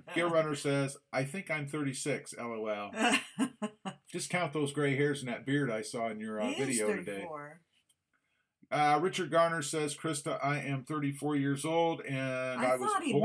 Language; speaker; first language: English; native; English